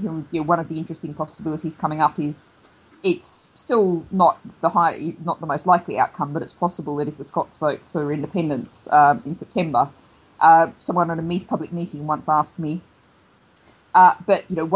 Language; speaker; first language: English; native; English